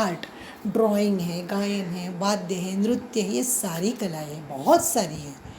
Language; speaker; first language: Hindi; non-native, local second language; Marathi